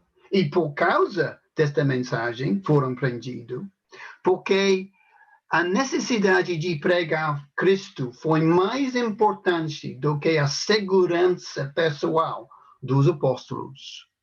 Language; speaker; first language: Portuguese; non-native, fluent; English